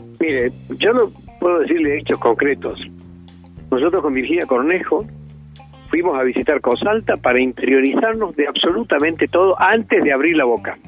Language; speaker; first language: Spanish; native; Spanish